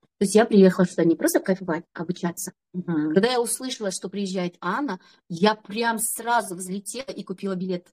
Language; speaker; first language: Russian; non-native, local second language; Kazakh